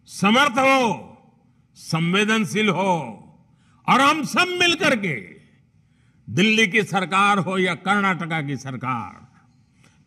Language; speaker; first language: Hindi; non-native, local second language; Gujarati